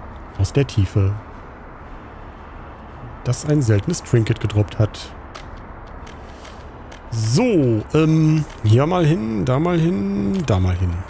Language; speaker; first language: German; native; German